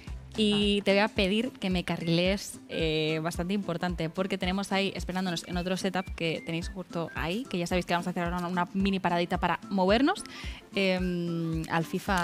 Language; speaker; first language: Spanish; native; Spanish